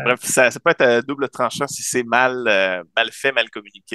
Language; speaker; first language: French; native; French